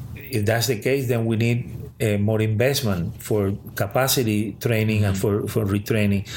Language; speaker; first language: English; early bilingual, other home language; Spanish